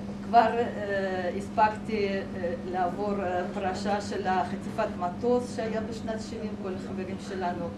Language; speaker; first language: Hebrew; non-native, fluent; Russian